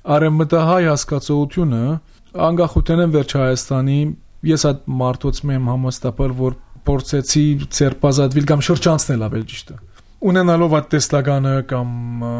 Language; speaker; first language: Armenian; early bilingual, heritage; Armenian